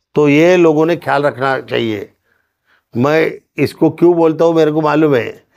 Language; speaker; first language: Hindi; non-native, local second language; Marathi